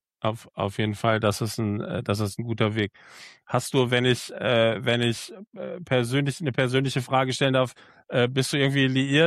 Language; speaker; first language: German; native; German